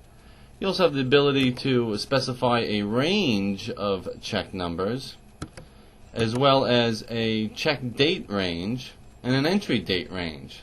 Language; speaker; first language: English; native; English